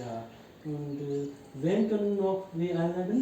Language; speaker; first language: German; non-native, learner; Hindi